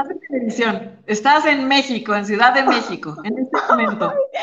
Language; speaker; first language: Spanish; native; Spanish